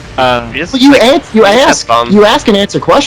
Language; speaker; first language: English; native; English